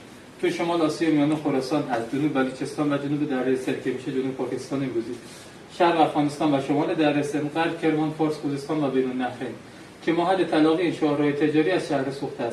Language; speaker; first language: Persian; native; Persian